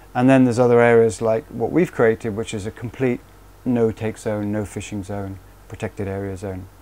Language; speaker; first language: English; native; English